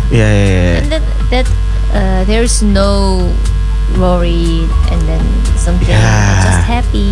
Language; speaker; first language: English; non-native, learner; Indonesian